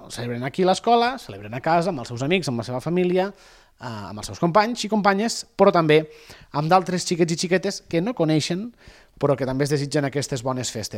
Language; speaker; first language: Catalan; native; Catalan